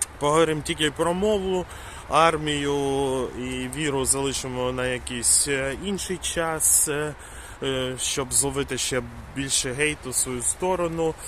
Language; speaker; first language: Ukrainian; non-native, local second language; Russian